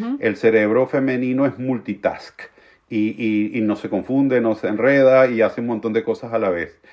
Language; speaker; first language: Spanish; native; Spanish